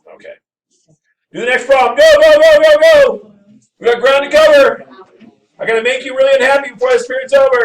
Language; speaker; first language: English; native; English